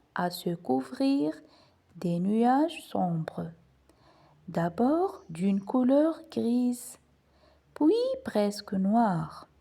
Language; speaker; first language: French; non-native, local second language; Arabic